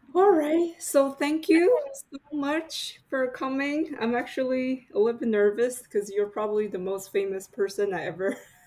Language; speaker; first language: English; non-native, fluent; Chinese